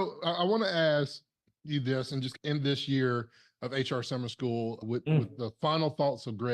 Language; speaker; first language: English; native; English